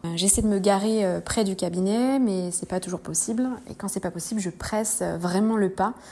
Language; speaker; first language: French; native; French